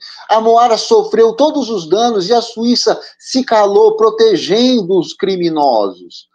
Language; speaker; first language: Portuguese; native; Portuguese